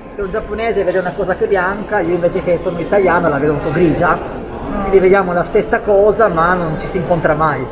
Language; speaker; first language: Italian; native; Italian